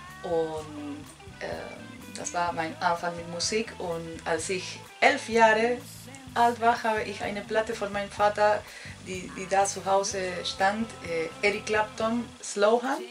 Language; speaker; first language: German; non-native, fluent; Spanish